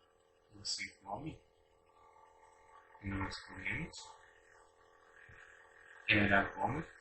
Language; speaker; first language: Portuguese; non-native, learner; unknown